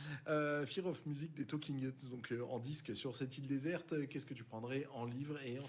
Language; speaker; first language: French; native; French